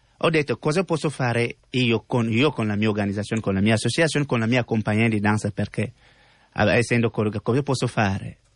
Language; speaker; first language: Italian; non-native, learner; French